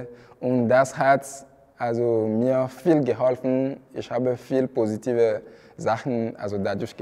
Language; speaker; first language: German; non-native, fluent; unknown